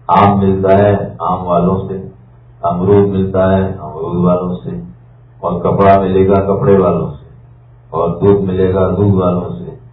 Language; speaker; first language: Urdu; native; Urdu